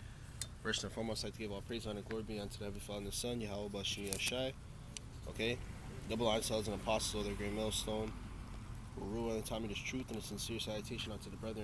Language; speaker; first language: English; native; English